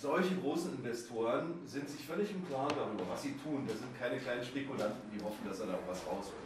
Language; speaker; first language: German; native; German